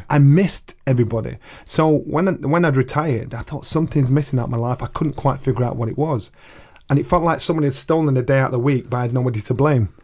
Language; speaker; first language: English; native; English